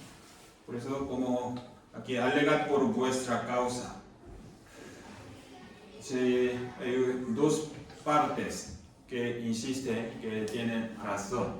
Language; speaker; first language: Spanish; non-native, fluent; Korean